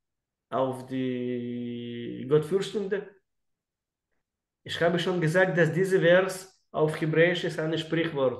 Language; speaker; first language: German; non-native, learner; Russian